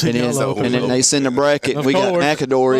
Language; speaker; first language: English; native; English